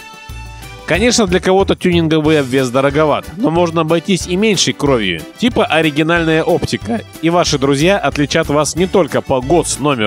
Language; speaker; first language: Russian; native; Russian